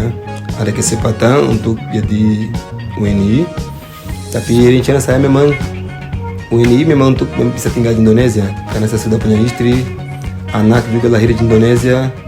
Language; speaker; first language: Indonesian; non-native, fluent; Portuguese